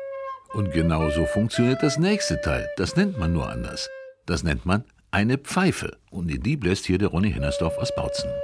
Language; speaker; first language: German; native; German